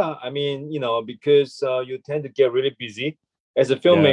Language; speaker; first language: English; non-native, local second language; Chinese